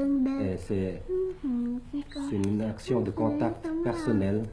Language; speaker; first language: French; early bilingual, other home language; Thai